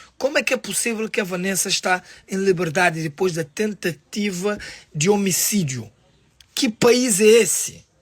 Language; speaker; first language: Portuguese; non-native, local second language; Kabuverdianu